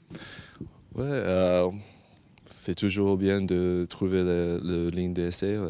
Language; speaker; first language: French; non-native, fluent; English